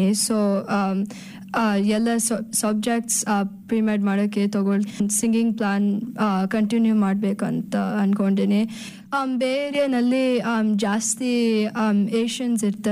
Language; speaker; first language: Kannada; early bilingual, heritage; Kannada